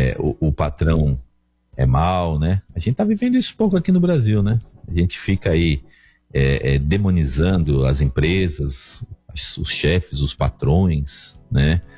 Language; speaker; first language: Portuguese; native; Portuguese